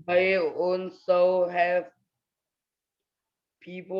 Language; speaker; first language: English; non-native, learner; Vietnamese